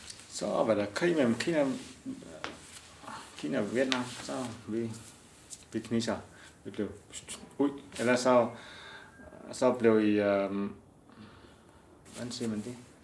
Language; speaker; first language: Danish; non-native, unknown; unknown